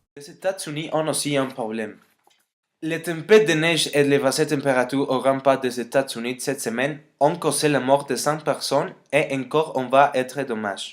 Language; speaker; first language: French; non-native, learner; Spanish